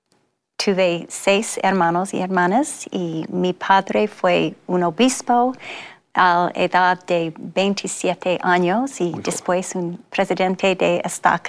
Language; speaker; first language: Spanish; non-native, fluent; English